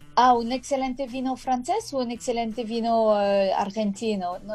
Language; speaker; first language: Spanish; non-native, fluent; French